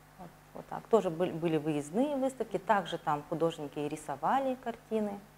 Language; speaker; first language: Russian; native; Russian